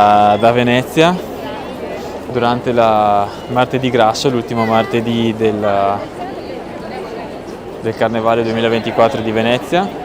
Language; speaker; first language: Italian; native; Italian